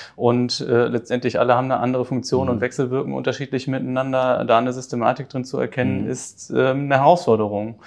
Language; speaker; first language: German; native; German